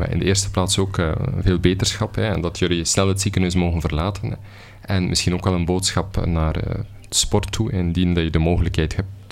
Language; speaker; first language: Dutch; native; Dutch